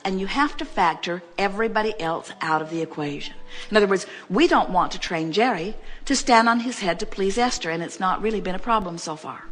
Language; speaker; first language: English; native; English